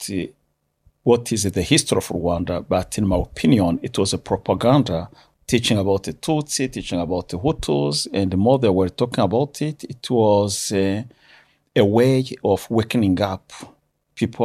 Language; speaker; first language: English; non-native, local second language; Kinyarwanda